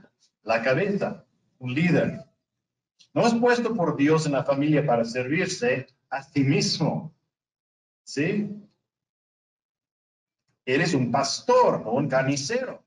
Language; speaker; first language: Spanish; non-native, fluent; English